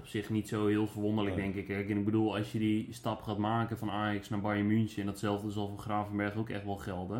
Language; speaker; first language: Dutch; native; Dutch